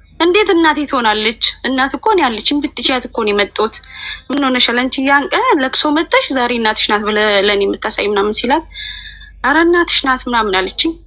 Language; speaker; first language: Amharic; native; Amharic